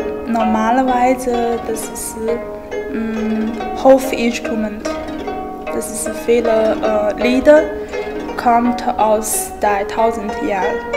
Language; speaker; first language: German; non-native, learner; Chinese